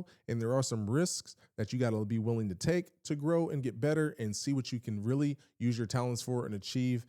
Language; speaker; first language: English; native; English